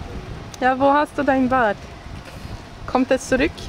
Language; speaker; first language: German; non-native, learner; Swedish